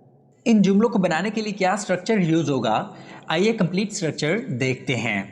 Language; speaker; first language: Urdu; native; Urdu